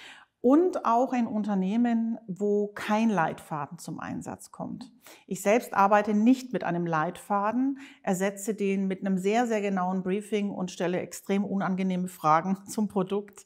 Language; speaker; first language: German; native; German